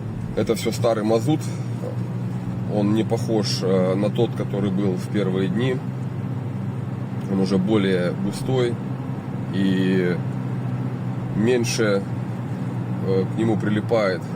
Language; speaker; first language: Russian; native; Russian